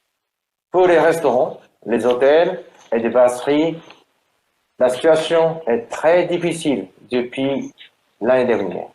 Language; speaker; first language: French; non-native, learner; Japanese